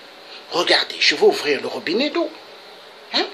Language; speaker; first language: French; non-native, local second language; Kongo